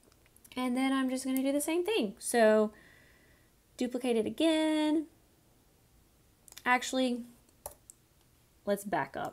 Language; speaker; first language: English; native; English